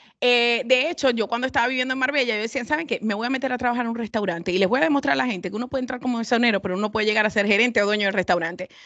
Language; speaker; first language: Spanish; native; Spanish